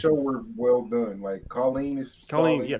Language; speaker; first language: English; native; English